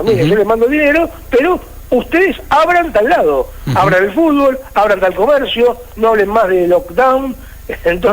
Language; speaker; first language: Spanish; native; Spanish